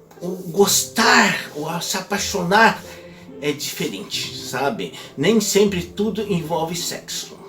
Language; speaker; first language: Portuguese; native; Portuguese